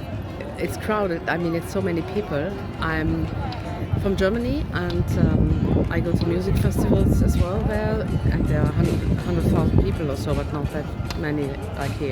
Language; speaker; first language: English; non-native, fluent; German